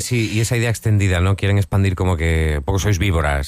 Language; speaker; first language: Spanish; native; Spanish